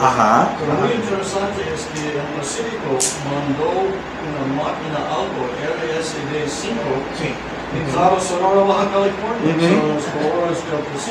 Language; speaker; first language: Spanish; non-native, fluent; English